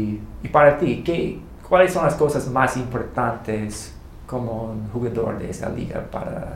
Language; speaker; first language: Spanish; non-native, learner; English